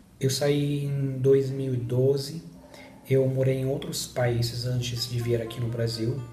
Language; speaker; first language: Portuguese; non-native, fluent; Arabic